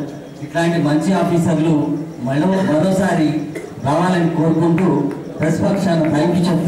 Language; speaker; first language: Telugu; native; Telugu